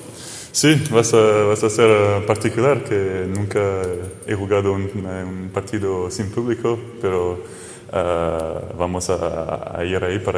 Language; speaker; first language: Spanish; non-native, fluent; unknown